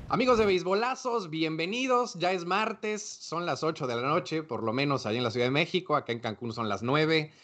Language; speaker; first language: Spanish; native; Spanish